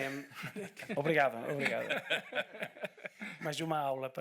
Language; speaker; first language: Portuguese; non-native, fluent; Spanish